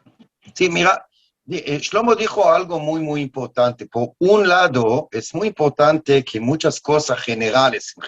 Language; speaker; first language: Spanish; non-native, learner; Hebrew